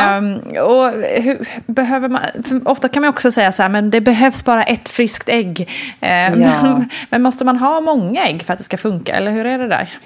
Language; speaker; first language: Swedish; native; Swedish